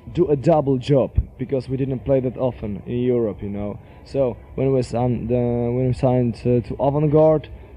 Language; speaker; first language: English; non-native, fluent; Polish